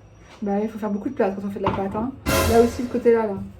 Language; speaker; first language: French; native; French